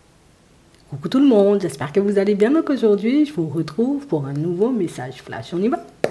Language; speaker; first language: French; native; French